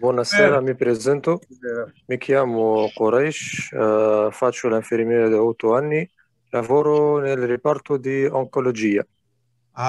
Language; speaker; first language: Italian; non-native, learner; Arabic